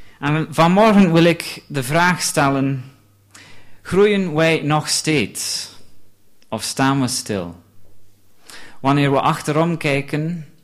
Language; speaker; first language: Dutch; non-native, fluent; English